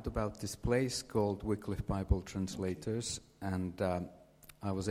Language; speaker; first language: English; non-native, fluent; Finnish